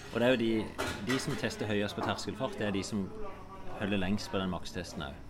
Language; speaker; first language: Norwegian; native; Norwegian